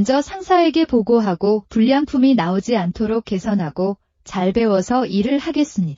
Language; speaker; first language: Korean; non-native, learner; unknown